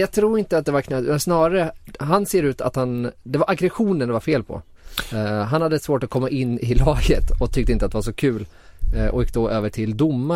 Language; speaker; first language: Swedish; native; Swedish